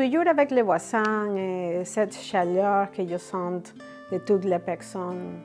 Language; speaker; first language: French; non-native, fluent; Spanish